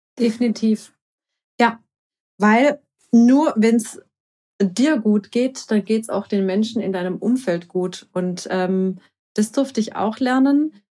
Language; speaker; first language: German; early bilingual, other home language; Croatian